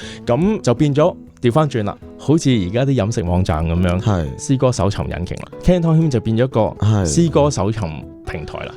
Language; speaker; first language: Cantonese; native; Cantonese